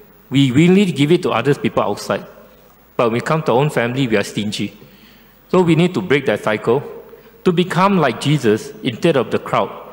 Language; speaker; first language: English; non-native, local second language; Chinese